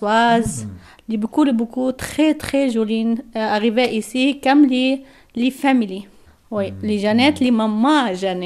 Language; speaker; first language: French; non-native, learner; Arabic